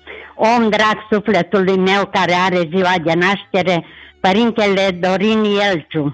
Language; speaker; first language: Romanian; native; Romanian